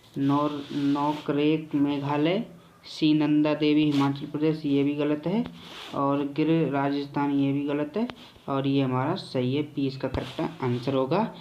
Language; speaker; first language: Hindi; native; Hindi